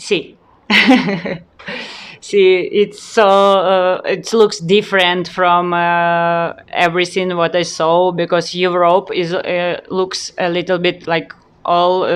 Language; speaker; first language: English; non-native, learner; Ukrainian